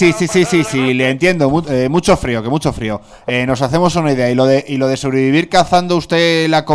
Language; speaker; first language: Spanish; native; Spanish